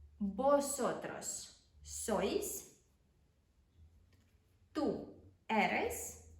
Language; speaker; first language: Spanish; non-native, fluent; Ukrainian